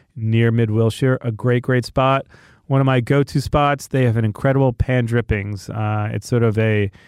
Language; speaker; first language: English; native; English